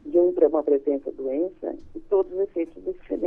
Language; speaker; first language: Portuguese; native; Portuguese